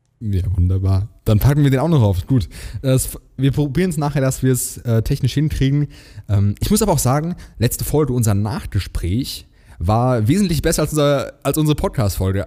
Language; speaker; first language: German; native; German